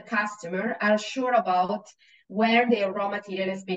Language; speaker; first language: English; non-native, fluent; Italian